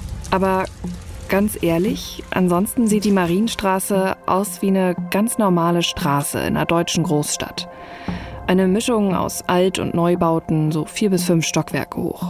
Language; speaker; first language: German; native; German